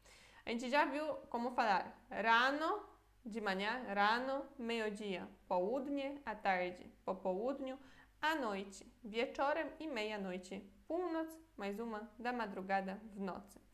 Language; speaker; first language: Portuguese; non-native, fluent; Polish